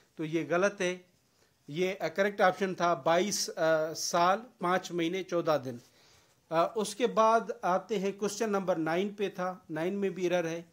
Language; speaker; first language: Urdu; non-native, local second language; Sindhi